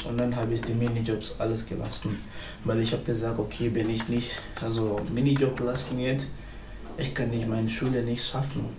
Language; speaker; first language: German; non-native, learner; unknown